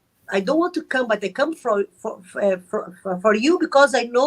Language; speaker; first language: English; non-native, learner; Arabic